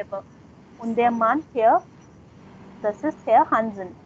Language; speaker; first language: German; non-native, fluent; Hindi